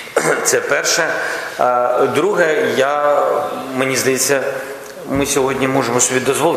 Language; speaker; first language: Ukrainian; non-native, local second language; Russian